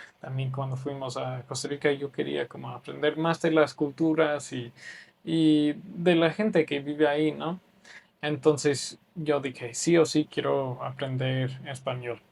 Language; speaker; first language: Spanish; non-native, fluent; English